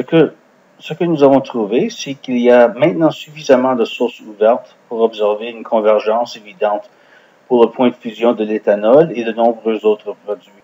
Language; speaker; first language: French; non-native, fluent; English